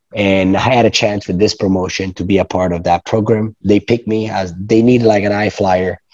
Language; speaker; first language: English; non-native, fluent; Italian